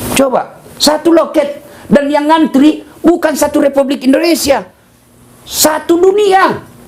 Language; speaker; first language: Indonesian; non-native, local second language; Buginese